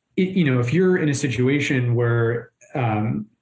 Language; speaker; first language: English; native; English